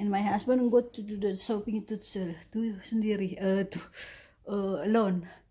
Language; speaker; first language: English; non-native, learner; Indonesian